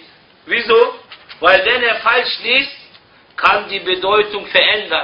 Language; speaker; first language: German; non-native, fluent; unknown